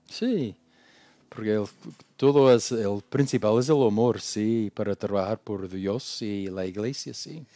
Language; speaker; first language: Spanish; non-native, learner; English